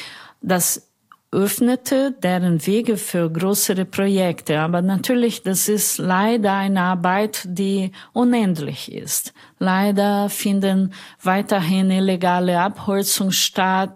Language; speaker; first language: German; non-native, fluent; Portuguese